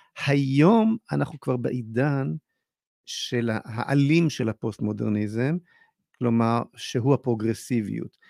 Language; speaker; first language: Hebrew; native; Hebrew